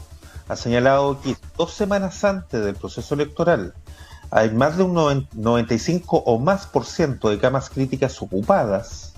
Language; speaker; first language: Spanish; native; Spanish